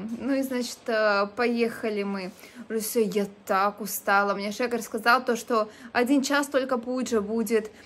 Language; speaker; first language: Russian; native; Russian